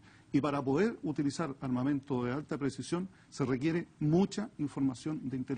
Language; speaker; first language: Spanish; native; Spanish